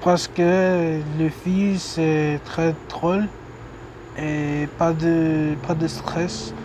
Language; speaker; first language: French; non-native, learner; English